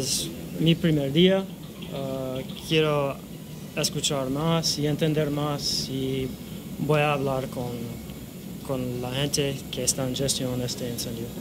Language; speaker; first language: Spanish; non-native, learner; English